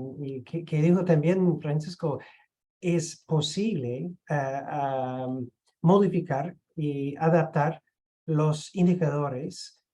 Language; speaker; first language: Spanish; non-native, fluent; English